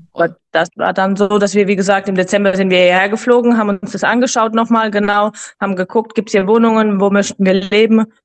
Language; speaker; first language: German; native; German